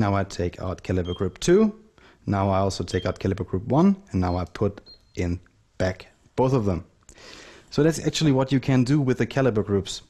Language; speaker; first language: English; non-native, fluent; German